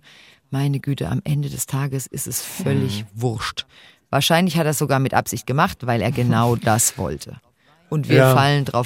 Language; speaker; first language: German; native; German